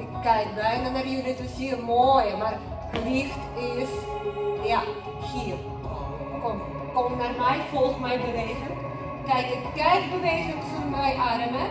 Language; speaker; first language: Dutch; non-native, learner; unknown